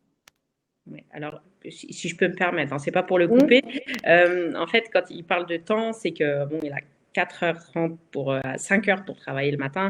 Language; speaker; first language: French; native; French